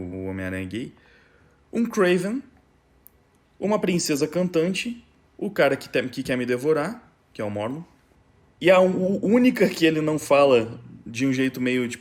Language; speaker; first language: Portuguese; native; Portuguese